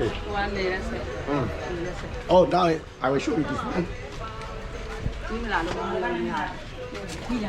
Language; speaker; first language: English; non-native, learner; Burmese